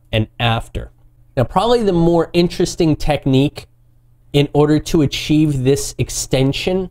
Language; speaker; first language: English; native; English